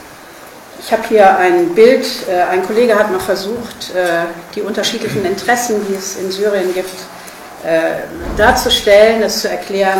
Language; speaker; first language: German; native; German